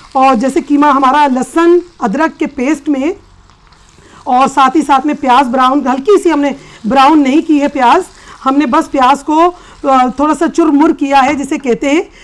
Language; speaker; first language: Urdu; native; Urdu